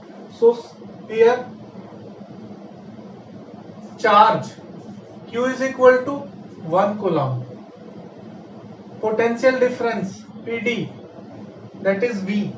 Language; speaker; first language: English; non-native, local second language; Hindi